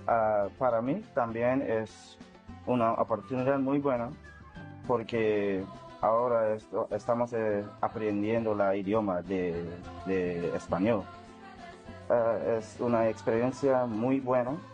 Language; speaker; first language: Spanish; non-native, learner; English